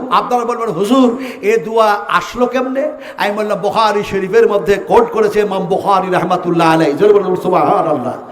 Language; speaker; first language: Bangla; non-native, local second language; Urdu